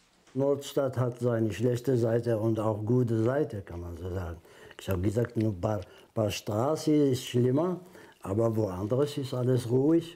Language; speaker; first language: German; non-native, learner; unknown